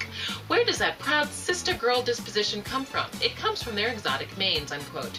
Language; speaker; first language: English; native; English